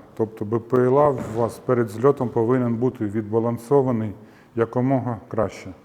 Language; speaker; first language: Ukrainian; non-native, local second language; Russian